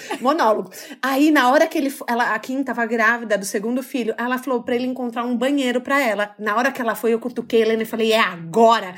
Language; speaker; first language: Portuguese; native; Portuguese